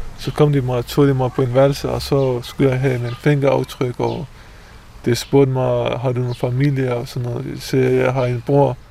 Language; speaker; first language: Danish; non-native, fluent; Pashto